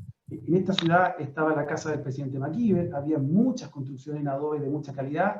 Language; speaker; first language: Spanish; native; Spanish